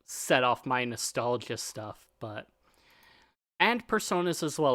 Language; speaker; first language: English; native; English